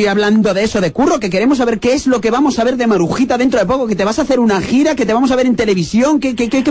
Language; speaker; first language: Spanish; native; Spanish